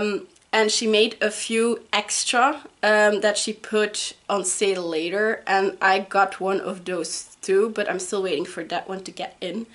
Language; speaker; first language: English; non-native, fluent; Dutch